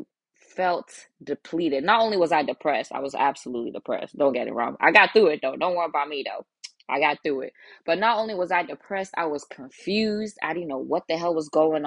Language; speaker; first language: English; early bilingual, other home language; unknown